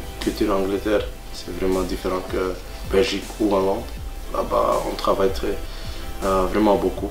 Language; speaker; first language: French; non-native, local second language; Dutch